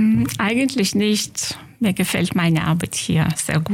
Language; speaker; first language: German; non-native, fluent; Lithuanian